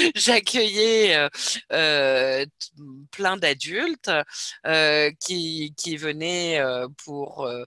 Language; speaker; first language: French; native; French